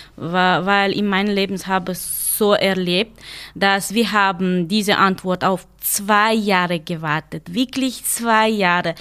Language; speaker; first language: German; non-native, learner; Ukrainian